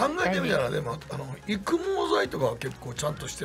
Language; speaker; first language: Japanese; native; Japanese